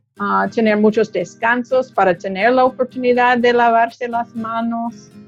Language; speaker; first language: Spanish; non-native, fluent; English